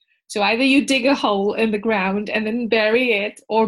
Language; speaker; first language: English; non-native, local second language; Nepali